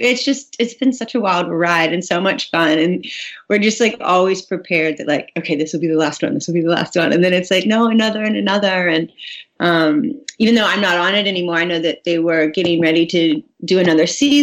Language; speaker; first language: English; native; English